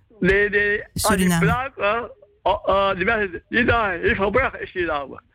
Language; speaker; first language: Dutch; non-native, local second language; Javanese